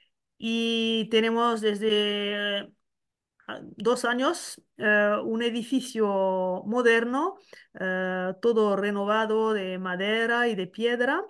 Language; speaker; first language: Spanish; non-native, learner; French